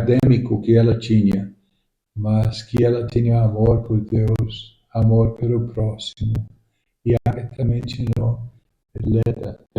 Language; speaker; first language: Portuguese; non-native, fluent; English